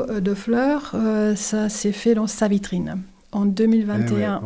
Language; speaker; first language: French; non-native, fluent; German